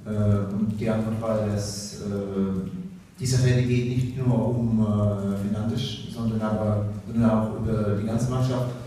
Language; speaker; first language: German; non-native, learner; Russian